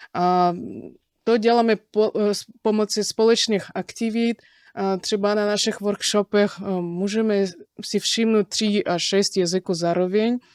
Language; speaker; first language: Czech; non-native, fluent; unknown